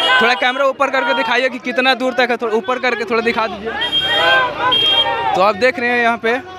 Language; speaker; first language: Hindi; native; Hindi